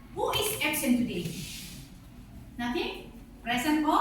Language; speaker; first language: English; non-native, learner; Indonesian